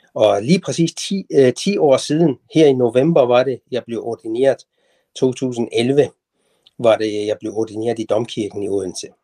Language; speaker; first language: Danish; non-native, fluent; Persian